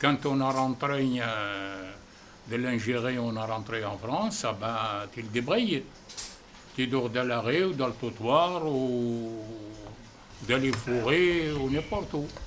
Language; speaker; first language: French; non-native, fluent; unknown